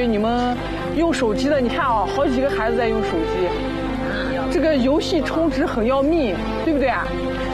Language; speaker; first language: Chinese; native; Chinese